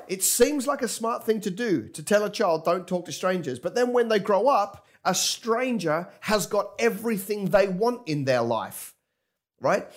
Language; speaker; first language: English; native; English